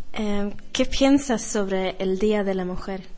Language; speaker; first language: Spanish; non-native, fluent; Swedish